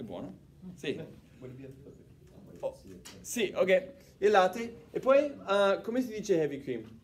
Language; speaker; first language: Italian; non-native, fluent; English